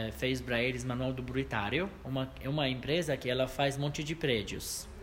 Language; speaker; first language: Portuguese; non-native, fluent; Arabic